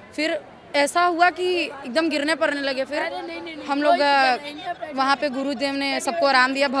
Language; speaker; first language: Hindi; native; Hindi